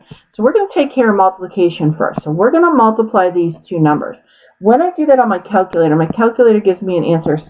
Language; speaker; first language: English; native; English